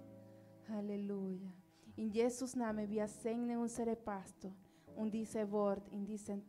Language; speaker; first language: German; non-native, learner; Spanish